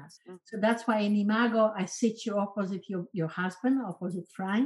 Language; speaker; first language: English; non-native, fluent; Polish